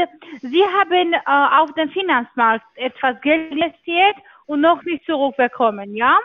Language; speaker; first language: German; non-native, learner; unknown